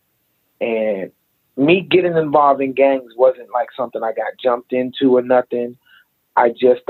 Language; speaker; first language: English; native; English